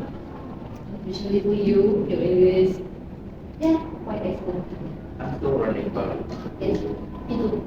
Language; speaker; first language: English; non-native, learner; Indonesian